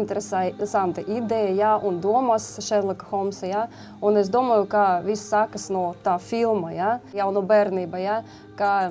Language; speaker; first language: Latvian; non-native, local second language; Russian